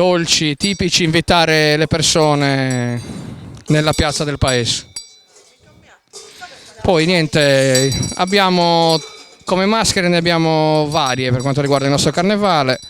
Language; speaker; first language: Italian; native; Italian